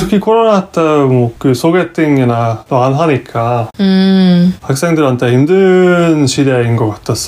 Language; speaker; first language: Korean; non-native, fluent; Hungarian